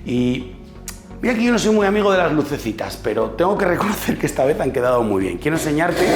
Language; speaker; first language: Spanish; native; Spanish